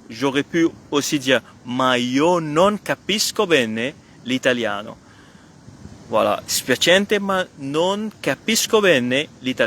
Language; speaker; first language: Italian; non-native, fluent; French